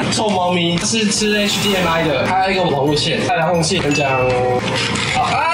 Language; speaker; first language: Chinese; native; Chinese